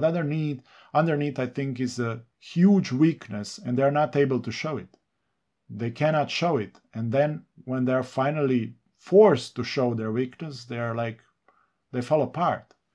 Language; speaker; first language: English; non-native, fluent; Serbian